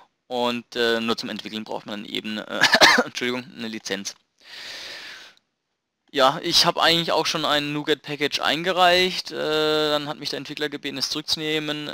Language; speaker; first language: German; native; German